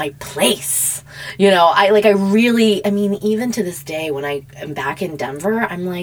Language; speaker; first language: English; native; English